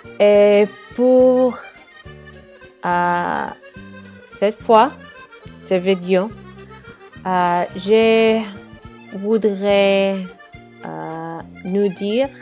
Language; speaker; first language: French; non-native, learner; Arabic